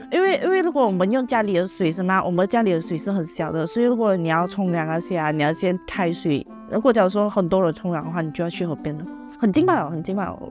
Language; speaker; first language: Chinese; non-native, local second language; Iban